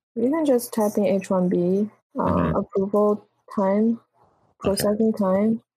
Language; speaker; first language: English; non-native, fluent; Chinese